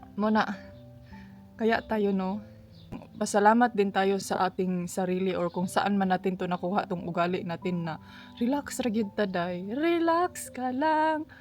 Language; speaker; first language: Filipino; non-native, local second language; Cebuano